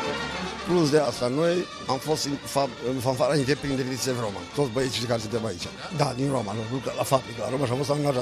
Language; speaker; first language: Romanian; native; Romanian